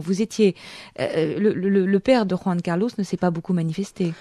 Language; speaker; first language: French; native; French